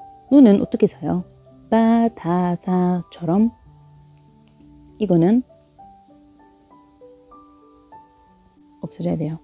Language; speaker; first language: Korean; non-native, fluent; Arabic